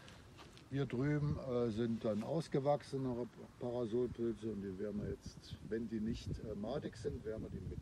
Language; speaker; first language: German; native; German